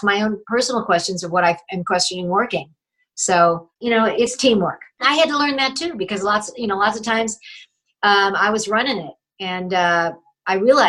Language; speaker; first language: English; native; English